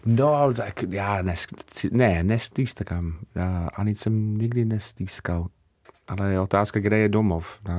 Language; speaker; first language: Czech; non-native, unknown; English